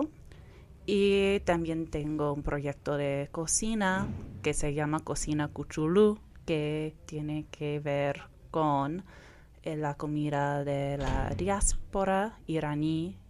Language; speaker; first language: Spanish; non-native, fluent; English